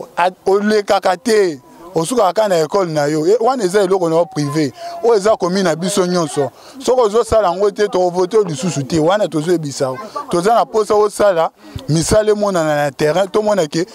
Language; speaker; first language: Lingala; native; Lingala